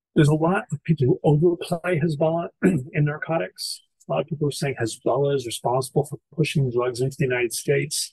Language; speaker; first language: English; native; English